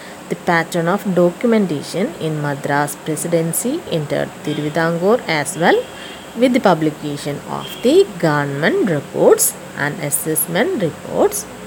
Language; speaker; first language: English; non-native, local second language; Malayalam